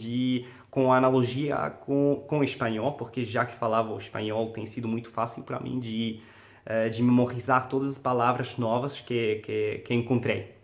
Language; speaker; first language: Portuguese; non-native, fluent; Arabic